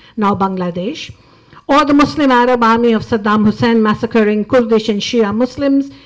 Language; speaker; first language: English; non-native, local second language; Urdu